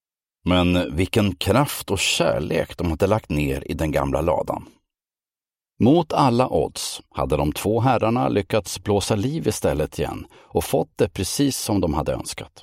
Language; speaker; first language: Swedish; native; Swedish